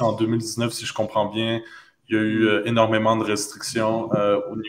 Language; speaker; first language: French; native; French